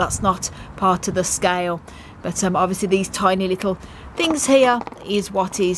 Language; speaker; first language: English; native; English